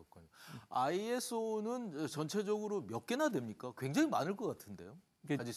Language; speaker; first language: Korean; native; Korean